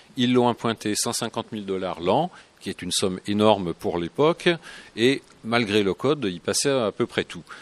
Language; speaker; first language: French; native; French